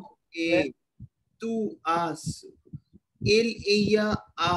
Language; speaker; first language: Spanish; non-native, learner; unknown